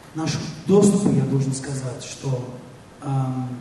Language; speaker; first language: Russian; non-native, fluent; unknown